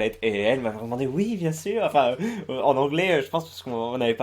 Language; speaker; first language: French; native; French